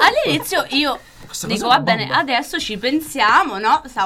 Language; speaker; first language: Italian; native; Italian